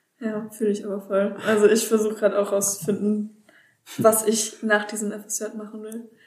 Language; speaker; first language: German; native; German